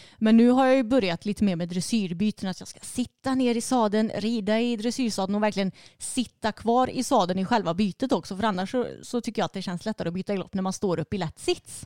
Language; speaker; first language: Swedish; native; Swedish